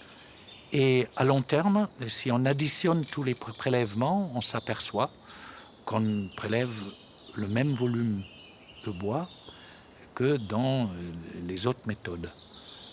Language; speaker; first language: French; native; French